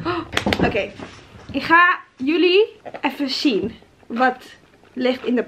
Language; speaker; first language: Dutch; non-native, learner; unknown